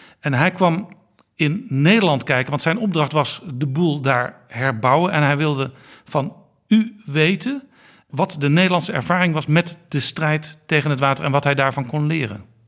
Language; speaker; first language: Dutch; native; Dutch